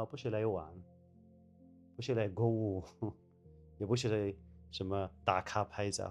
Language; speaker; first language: Chinese; non-native, fluent; Arabic